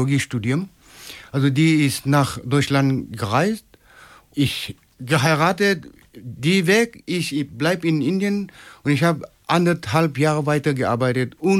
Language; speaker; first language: German; non-native, learner; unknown